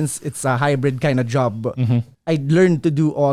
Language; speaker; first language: English; non-native, local second language; Filipino